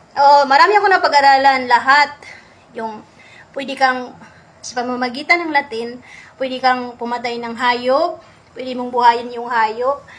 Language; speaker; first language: Filipino; non-native, local second language; Cebuano